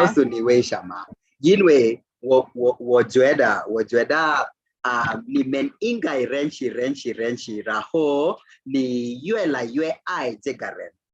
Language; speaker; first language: Chinese; non-native, fluent; Swahili